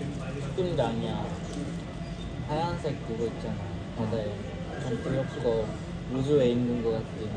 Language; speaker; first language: Korean; non-native, learner; Japanese